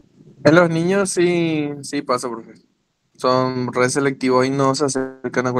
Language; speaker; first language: Spanish; native; Spanish